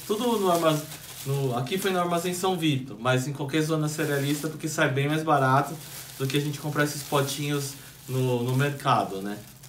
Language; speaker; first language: Portuguese; native; Portuguese